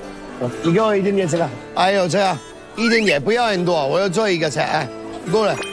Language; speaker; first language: Chinese; non-native, learner; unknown